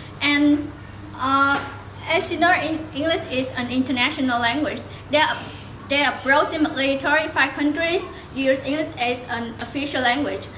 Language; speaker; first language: English; non-native, learner; Vietnamese